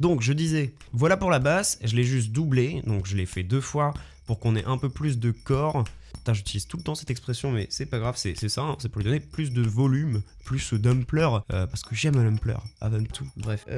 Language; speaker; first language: French; native; French